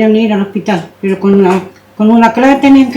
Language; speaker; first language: Spanish; native; Spanish